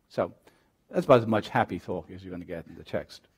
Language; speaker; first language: English; native; English